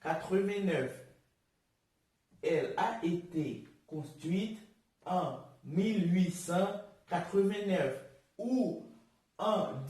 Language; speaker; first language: French; non-native, learner; Portuguese